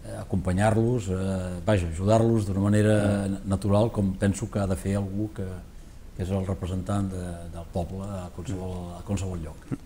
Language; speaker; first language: Catalan; native; Catalan